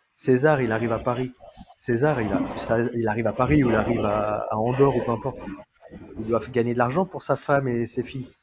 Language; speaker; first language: French; native; French